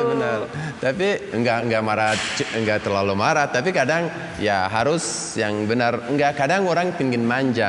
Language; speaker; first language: Indonesian; non-native, learner; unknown